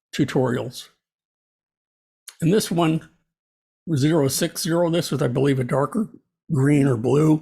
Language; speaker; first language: English; native; English